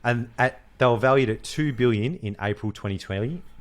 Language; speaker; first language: English; native; English